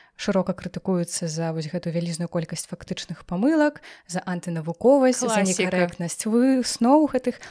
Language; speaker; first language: Belarusian; non-native, local second language; Russian